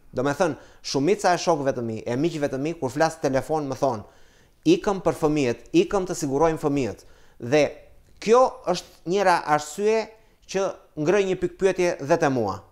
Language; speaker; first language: Albanian; native; Albanian